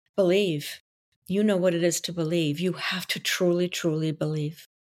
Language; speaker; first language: English; non-native, fluent; French